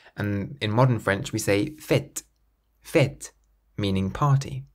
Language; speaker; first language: English; native; English